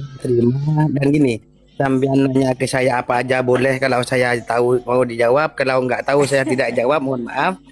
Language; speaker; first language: Indonesian; non-native, local second language; Madurese